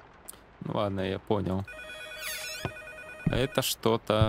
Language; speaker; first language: Russian; native; Russian